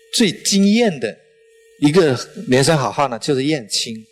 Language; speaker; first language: Chinese; non-native, local second language; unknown